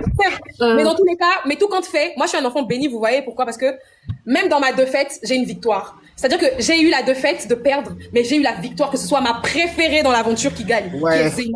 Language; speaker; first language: French; non-native, local second language; Lingala